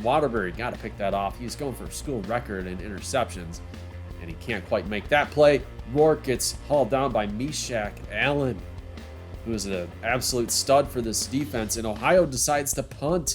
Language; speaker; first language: English; native; English